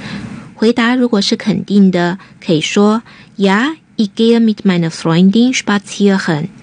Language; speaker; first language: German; non-native, fluent; Chinese